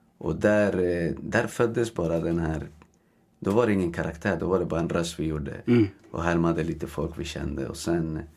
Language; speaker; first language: Swedish; early bilingual, other home language; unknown